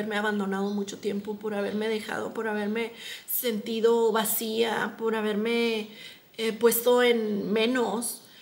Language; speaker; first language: Spanish; native; Spanish